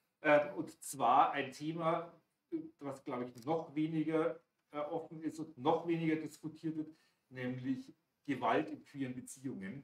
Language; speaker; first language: German; native; German